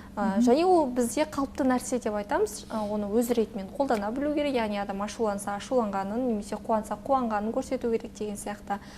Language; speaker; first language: Kazakh; native; Kazakh